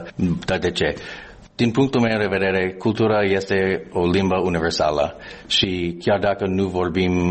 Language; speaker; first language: Romanian; non-native, fluent; English